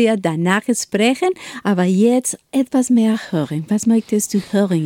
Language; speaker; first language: German; non-native, learner; Spanish